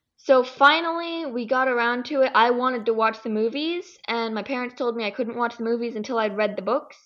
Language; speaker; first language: English; native; English